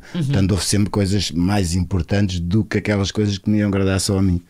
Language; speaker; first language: Portuguese; non-native, local second language; Kabuverdianu